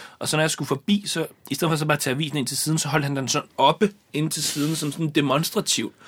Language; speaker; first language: Danish; native; Danish